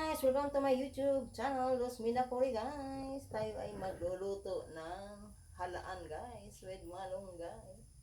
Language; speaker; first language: Filipino; non-native, local second language; Cebuano